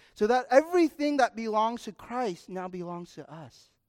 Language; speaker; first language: English; native; English